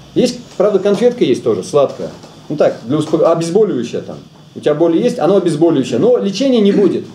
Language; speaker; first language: Russian; native; Russian